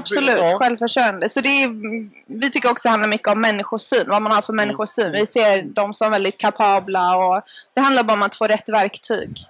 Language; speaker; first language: Swedish; native; Swedish